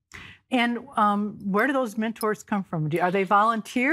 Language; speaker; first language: English; native; English